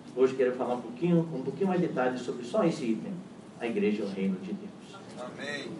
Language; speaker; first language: Portuguese; non-native, fluent; Chinese